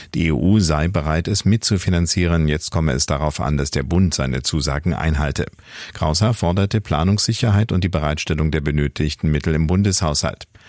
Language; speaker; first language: German; native; German